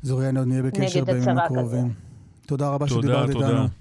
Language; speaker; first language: Hebrew; native; Hebrew